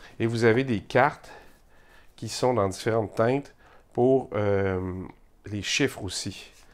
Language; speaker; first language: French; native; French